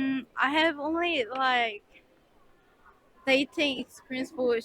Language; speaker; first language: English; non-native, fluent; Korean